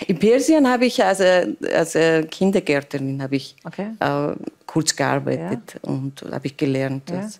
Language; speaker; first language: German; non-native, learner; Persian